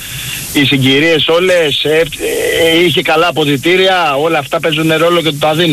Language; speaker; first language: Greek; native; Greek